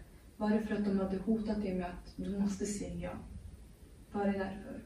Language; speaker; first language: Swedish; native; Swedish